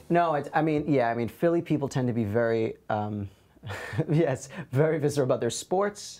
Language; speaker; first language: English; native; English